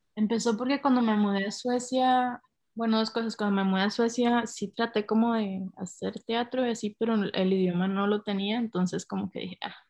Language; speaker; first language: Spanish; native; Spanish